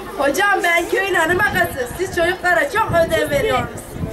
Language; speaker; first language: Turkish; native; Turkish